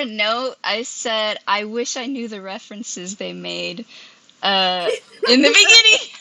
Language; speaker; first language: English; native; English